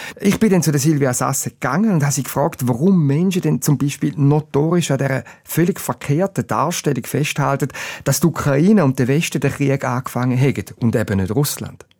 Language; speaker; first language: German; native; German